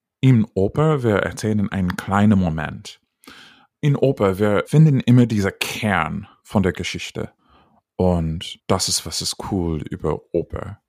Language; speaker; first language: German; non-native, learner; English